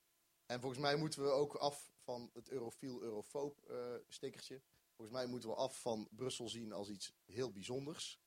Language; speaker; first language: Dutch; native; Dutch